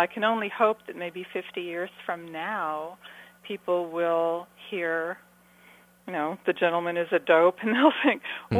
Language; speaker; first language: English; native; English